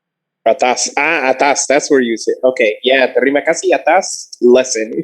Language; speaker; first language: Indonesian; non-native, learner; English